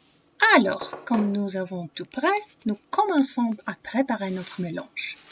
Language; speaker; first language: French; non-native, fluent; Polish